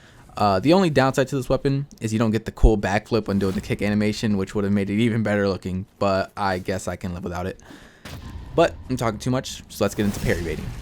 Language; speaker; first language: English; native; English